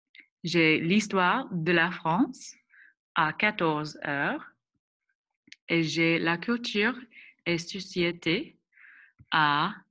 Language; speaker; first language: French; non-native, fluent; English